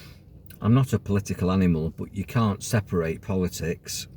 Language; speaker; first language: English; native; English